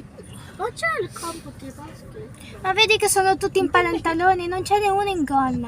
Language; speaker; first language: Italian; early bilingual, other home language; Filipino